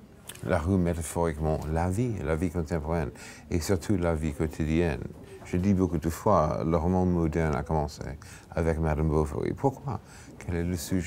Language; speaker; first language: French; non-native, fluent; English